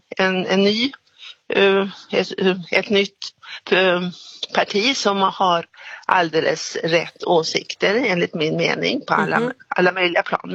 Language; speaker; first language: Swedish; native; Swedish